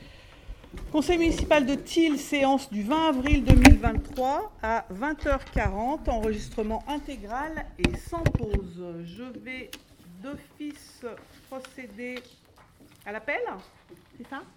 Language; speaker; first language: French; native; French